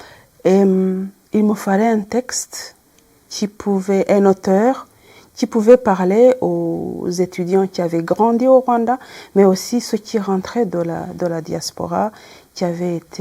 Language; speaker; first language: French; non-native, local second language; Kinyarwanda